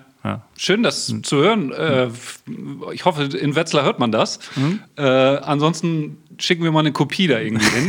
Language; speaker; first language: German; native; German